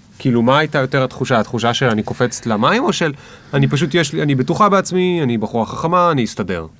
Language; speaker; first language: Hebrew; native; Hebrew